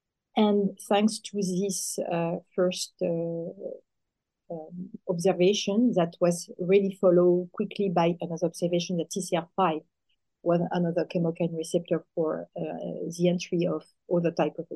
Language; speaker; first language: English; non-native, fluent; French